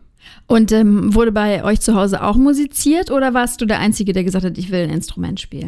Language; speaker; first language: German; native; German